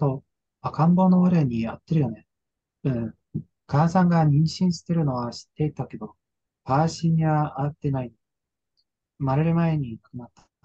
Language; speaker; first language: Japanese; non-native, learner; English